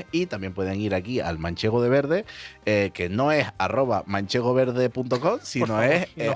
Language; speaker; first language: Spanish; native; Spanish